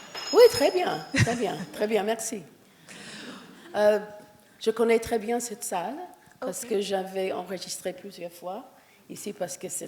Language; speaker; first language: French; non-native, fluent; English